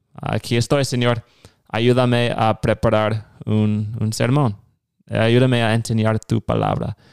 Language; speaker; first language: Spanish; non-native, fluent; English